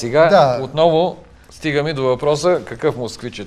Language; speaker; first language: Bulgarian; native; Bulgarian